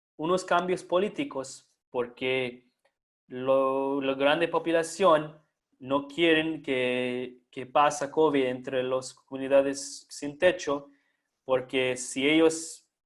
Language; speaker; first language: Spanish; non-native, fluent; English